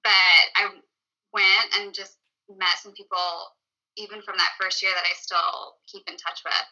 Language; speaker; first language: English; native; English